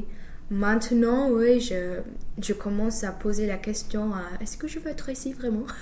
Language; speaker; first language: French; non-native, fluent; English